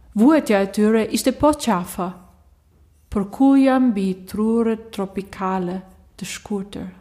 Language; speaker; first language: Albanian; non-native, fluent; German